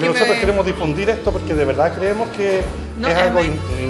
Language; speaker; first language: Spanish; native; Spanish